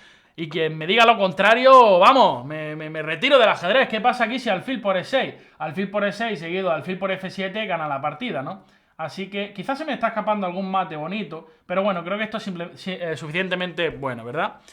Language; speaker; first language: Spanish; native; Spanish